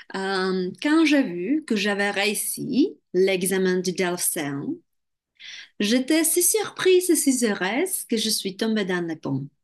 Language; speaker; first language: French; non-native, fluent; Czech